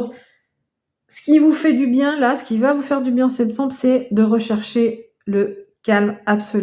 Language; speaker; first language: French; native; French